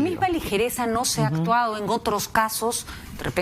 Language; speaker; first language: Spanish; native; Spanish